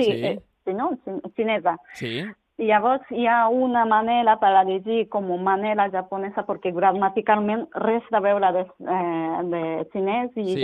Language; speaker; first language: Catalan; non-native, learner; Japanese